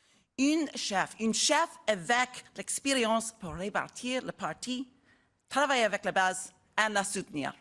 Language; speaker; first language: French; non-native, learner; English